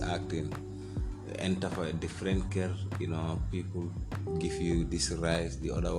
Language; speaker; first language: English; non-native, fluent; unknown